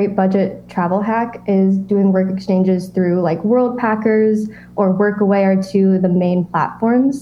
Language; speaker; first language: English; native; English